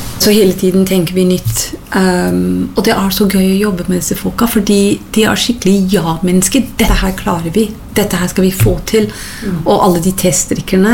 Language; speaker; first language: Norwegian; non-native, fluent; English